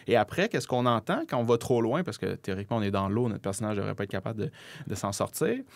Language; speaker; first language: French; native; French